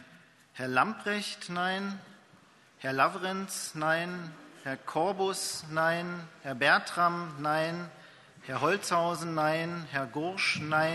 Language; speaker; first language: German; native; German